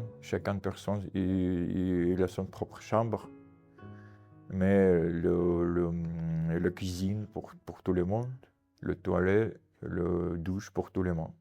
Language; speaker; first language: French; non-native, fluent; Russian